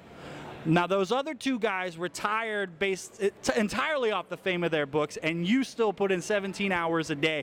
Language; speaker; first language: English; native; English